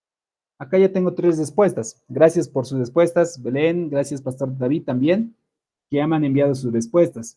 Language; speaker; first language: Spanish; native; Spanish